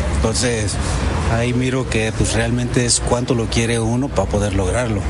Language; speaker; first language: Spanish; early bilingual, heritage; Spanish